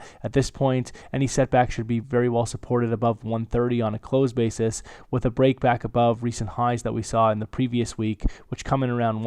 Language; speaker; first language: English; native; English